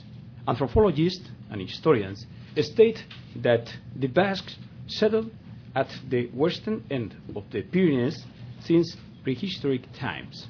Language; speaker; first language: English; non-native, fluent; Spanish